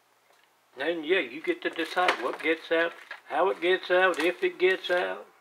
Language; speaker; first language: English; native; English